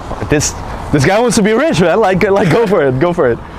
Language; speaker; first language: English; non-native, fluent; Dutch